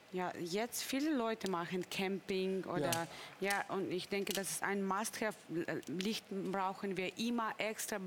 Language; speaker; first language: German; non-native, fluent; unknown